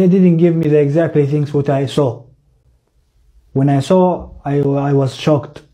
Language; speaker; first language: English; non-native, local second language; Somali